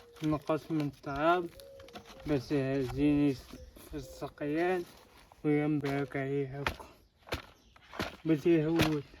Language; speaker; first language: Arabic; native; Arabic